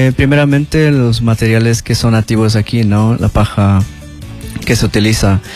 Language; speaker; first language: Spanish; early bilingual, heritage; Spanish